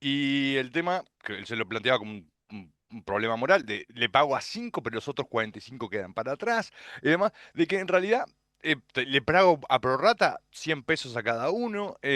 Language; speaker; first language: Spanish; native; Spanish